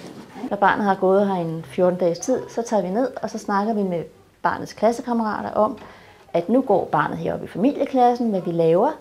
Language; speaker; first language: Danish; native; Danish